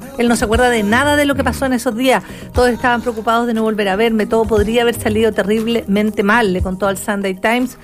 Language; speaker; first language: Spanish; native; Spanish